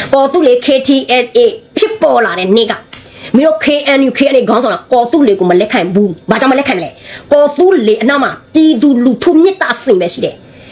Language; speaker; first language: Burmese; non-native, local second language; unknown